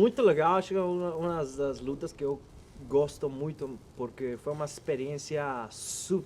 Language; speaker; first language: Portuguese; non-native, learner; Spanish